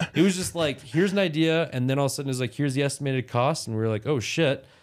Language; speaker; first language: English; native; English